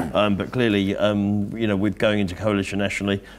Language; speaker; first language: English; native; English